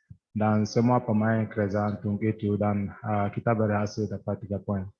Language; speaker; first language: Indonesian; non-native, fluent; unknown